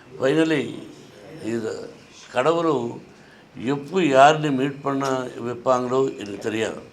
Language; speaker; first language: Tamil; non-native, learner; Telugu